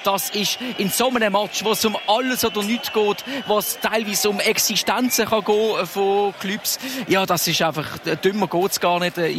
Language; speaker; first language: German; native; German